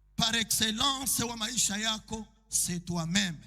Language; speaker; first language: French; non-native, local second language; Swahili